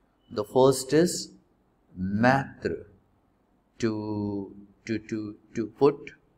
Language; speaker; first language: English; non-native, local second language; Hindi